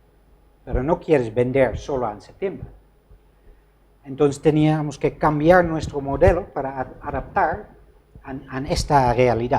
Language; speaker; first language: Spanish; non-native, fluent; Dutch